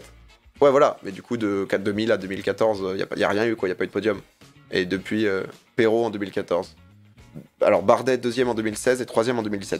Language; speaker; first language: French; native; French